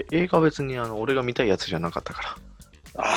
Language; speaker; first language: Japanese; native; Japanese